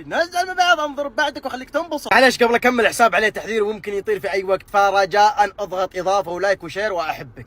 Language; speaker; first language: Arabic; native; Arabic